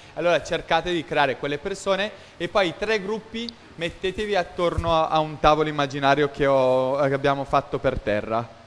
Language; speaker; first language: Italian; native; Italian